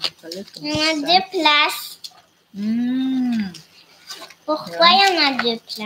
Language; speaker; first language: French; non-native, learner; Thai